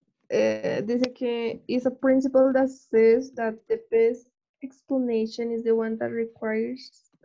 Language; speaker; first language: English; non-native, fluent; Spanish